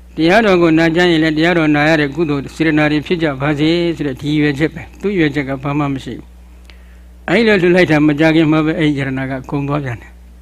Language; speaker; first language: Burmese; native; Burmese